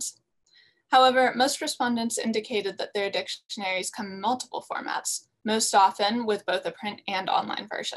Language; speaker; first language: English; native; English